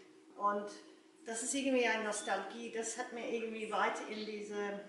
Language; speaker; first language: German; non-native, learner; English